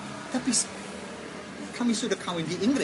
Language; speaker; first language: Indonesian; non-native, learner; English